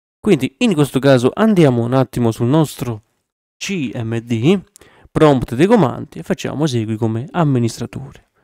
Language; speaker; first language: Italian; native; Italian